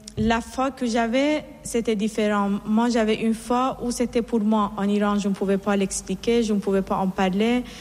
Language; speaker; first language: French; non-native, fluent; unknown